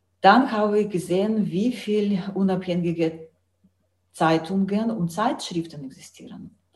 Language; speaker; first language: German; non-native, fluent; Russian